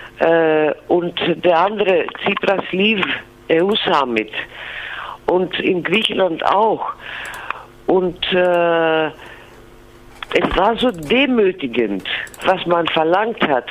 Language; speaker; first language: German; non-native, fluent; Greek